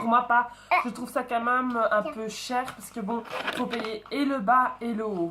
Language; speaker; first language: French; native; French